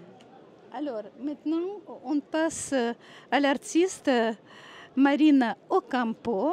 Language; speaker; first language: French; non-native, fluent; Russian